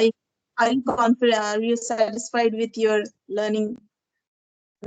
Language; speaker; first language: English; non-native, learner; Telugu